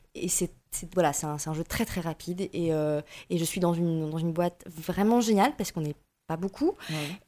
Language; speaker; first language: French; early bilingual, other home language; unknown